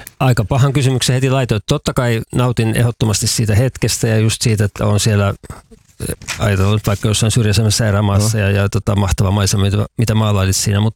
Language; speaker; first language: Finnish; native; Finnish